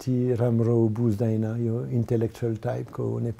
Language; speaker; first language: Nepali; non-native, learner; French